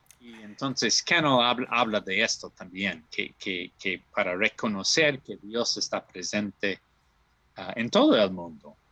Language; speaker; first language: Spanish; non-native, learner; English